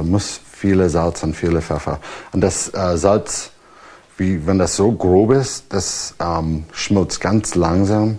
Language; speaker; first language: German; non-native, fluent; English